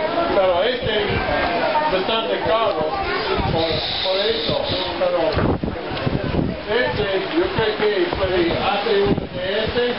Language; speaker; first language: Spanish; non-native, learner; English